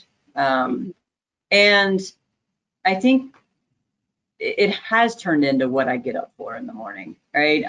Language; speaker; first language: English; native; English